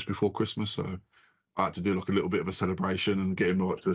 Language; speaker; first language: English; native; English